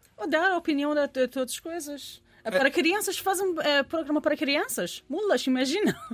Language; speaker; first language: Portuguese; non-native, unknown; Persian